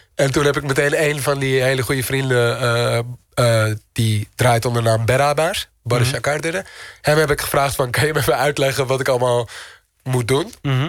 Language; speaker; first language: Dutch; early bilingual, other home language; Turkish